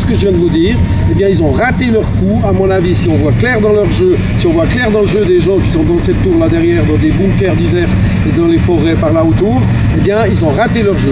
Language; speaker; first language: French; native; French